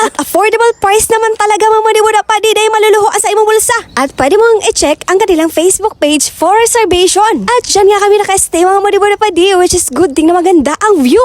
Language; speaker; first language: Filipino; non-native, local second language; Bikol